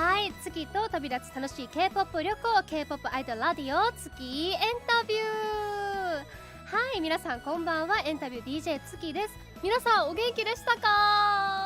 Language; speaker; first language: Japanese; native; Japanese